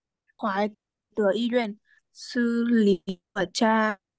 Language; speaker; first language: Chinese; non-native, learner; Vietnamese